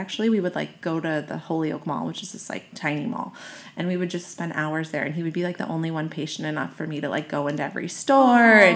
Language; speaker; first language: English; native; English